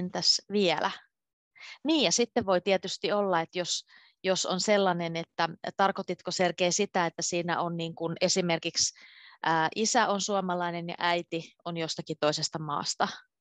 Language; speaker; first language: Finnish; native; Finnish